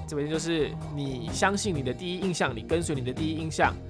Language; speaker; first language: Chinese; early bilingual, heritage; Chinese